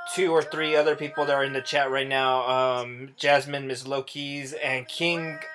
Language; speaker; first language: English; native; English